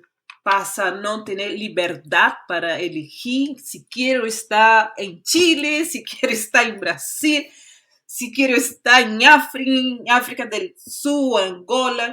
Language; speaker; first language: Spanish; non-native, fluent; Portuguese